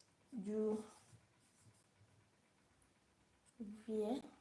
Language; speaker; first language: French; non-native, learner; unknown